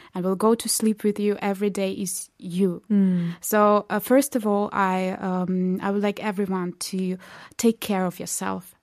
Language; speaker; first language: English; non-native, fluent; Belarusian